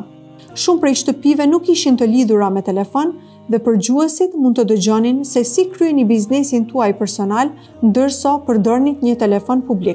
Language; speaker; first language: Albanian; native; Albanian